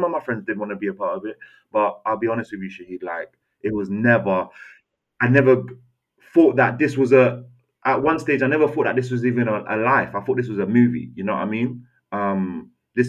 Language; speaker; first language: English; native; English